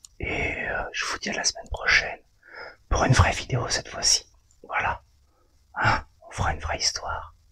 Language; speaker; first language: French; native; French